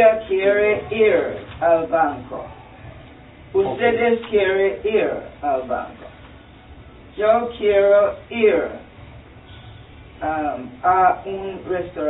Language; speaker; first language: Spanish; non-native, learner; English